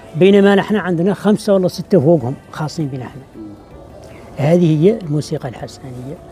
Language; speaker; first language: Arabic; native; Arabic